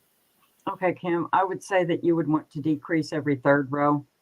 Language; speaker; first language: English; native; English